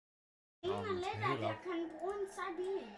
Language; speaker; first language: Danish; early bilingual, other home language; Vietnamese